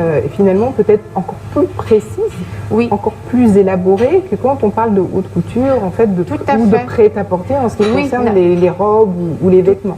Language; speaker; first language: French; native; French